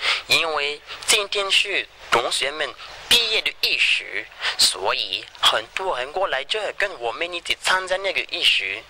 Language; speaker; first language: Chinese; non-native, fluent; French